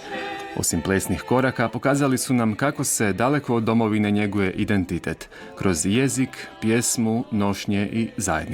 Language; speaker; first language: Croatian; native; Croatian